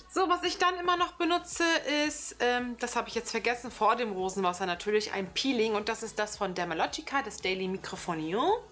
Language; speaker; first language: German; early bilingual, other home language; Turkish